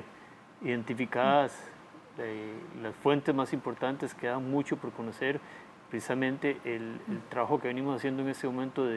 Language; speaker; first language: Spanish; native; Spanish